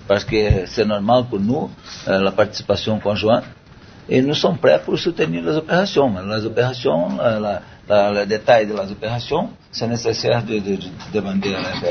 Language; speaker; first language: French; non-native, learner; Portuguese